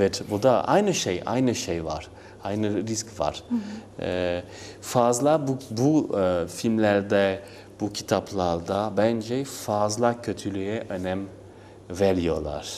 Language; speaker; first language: Turkish; non-native, learner; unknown